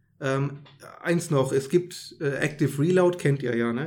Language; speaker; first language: German; native; German